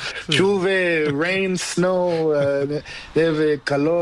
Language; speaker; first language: Spanish; non-native, learner; Portuguese